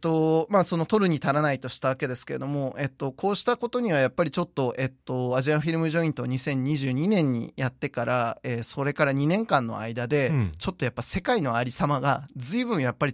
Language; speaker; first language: Japanese; native; Japanese